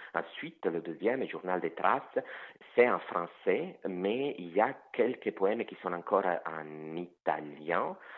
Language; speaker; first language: French; non-native, fluent; Italian